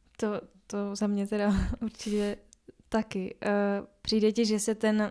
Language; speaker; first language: Czech; native; Czech